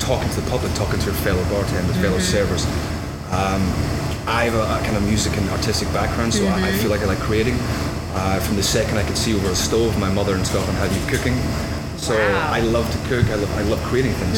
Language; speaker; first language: English; native; English